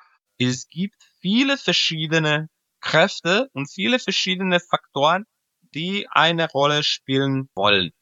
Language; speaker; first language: German; non-native, fluent; Serbian